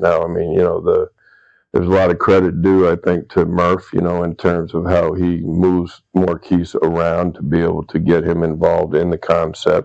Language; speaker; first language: English; native; English